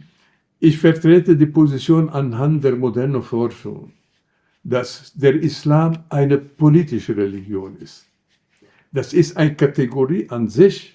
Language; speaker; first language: German; non-native, fluent; Arabic